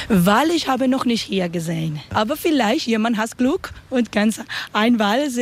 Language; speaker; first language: German; non-native, learner; Spanish